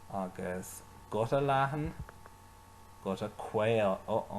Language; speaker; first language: Irish; non-native, local second language; English